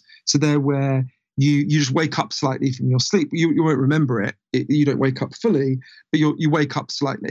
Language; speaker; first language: English; native; English